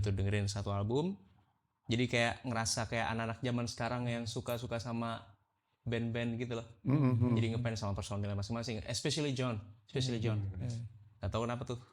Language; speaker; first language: Indonesian; native; Indonesian